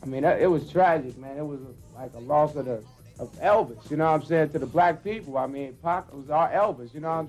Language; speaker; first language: English; native; English